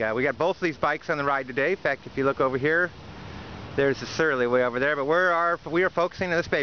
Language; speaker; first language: English; native; English